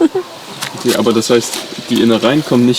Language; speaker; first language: German; native; German